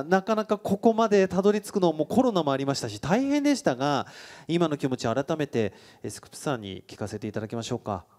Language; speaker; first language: Japanese; native; Japanese